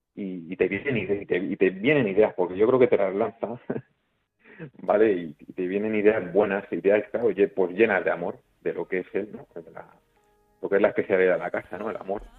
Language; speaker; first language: Spanish; native; Spanish